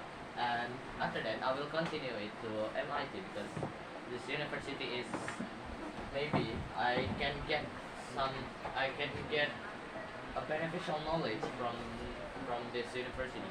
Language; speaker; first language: English; non-native, learner; Indonesian